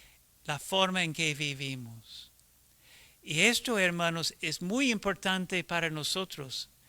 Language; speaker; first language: Spanish; non-native, fluent; English